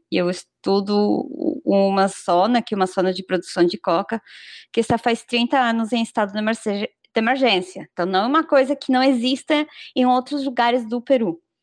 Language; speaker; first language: Portuguese; non-native, fluent; Spanish